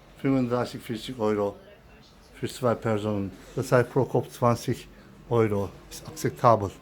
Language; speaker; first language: German; non-native, local second language; Turkish